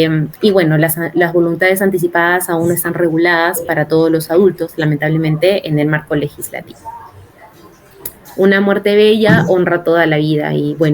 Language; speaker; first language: Spanish; native; Spanish